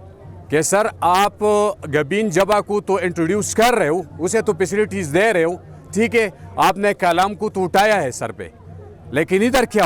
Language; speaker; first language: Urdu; non-native, local second language; Pashto